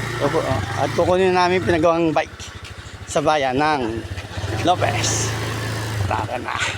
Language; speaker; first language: Filipino; native; Filipino